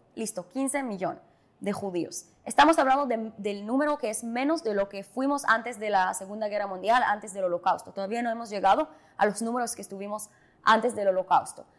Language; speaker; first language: Spanish; non-native, fluent; Hebrew